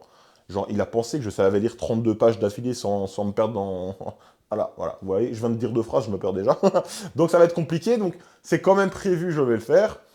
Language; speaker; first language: French; native; French